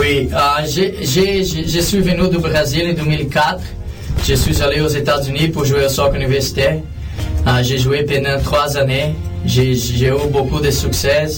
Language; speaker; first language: French; non-native, fluent; Portuguese